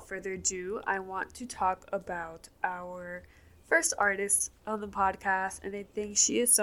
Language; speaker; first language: English; native; English